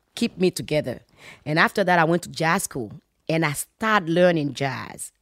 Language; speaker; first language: English; non-native, fluent; Fon